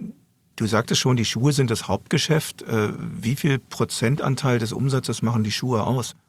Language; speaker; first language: German; native; German